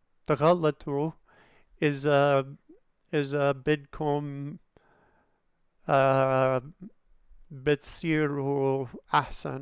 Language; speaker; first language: Arabic; non-native, learner; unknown